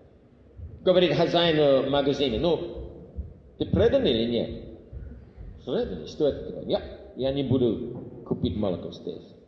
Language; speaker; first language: Russian; non-native, fluent; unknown